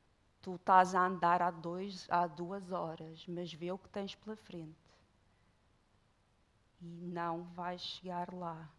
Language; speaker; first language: Portuguese; native; Portuguese